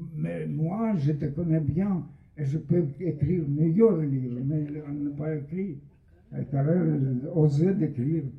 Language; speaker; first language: French; non-native, fluent; Russian